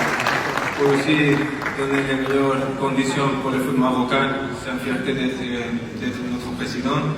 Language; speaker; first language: French; non-native, fluent; Spanish